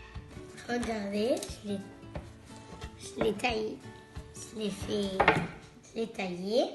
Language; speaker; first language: French; early bilingual, heritage; French